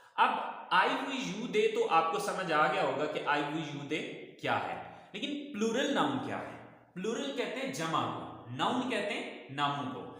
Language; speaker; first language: Urdu; native; Urdu